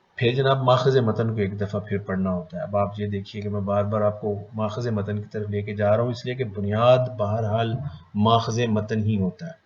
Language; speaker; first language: Urdu; native; Urdu